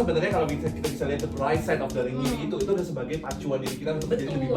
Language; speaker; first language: Indonesian; native; Indonesian